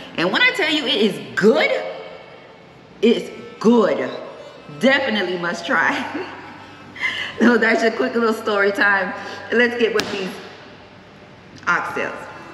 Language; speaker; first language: English; early bilingual, other home language; Spanish